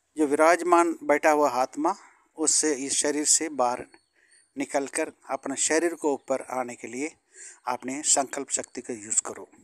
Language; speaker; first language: Hindi; non-native, local second language; Tamil